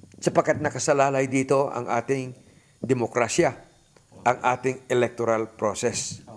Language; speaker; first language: Filipino; native; Filipino